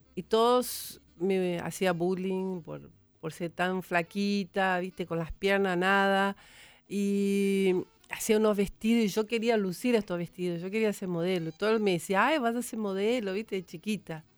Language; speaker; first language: Spanish; non-native, fluent; Portuguese